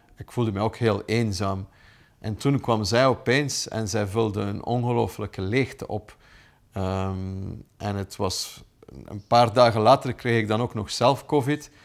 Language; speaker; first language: Dutch; native; Dutch